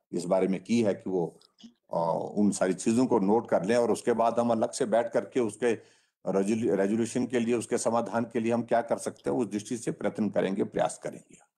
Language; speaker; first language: Hindi; native; Hindi